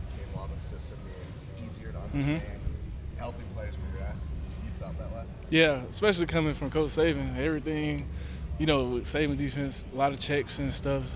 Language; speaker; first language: English; native; English